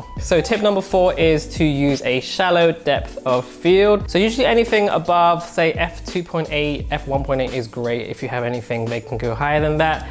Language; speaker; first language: English; native; English